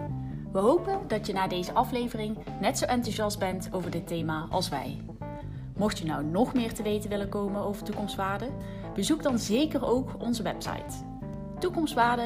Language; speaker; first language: Dutch; native; Dutch